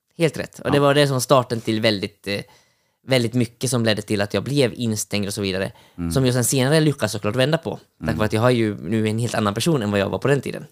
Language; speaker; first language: Swedish; early bilingual, other home language; Finnish